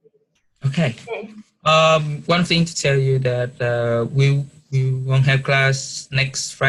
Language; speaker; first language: English; non-native, learner; Vietnamese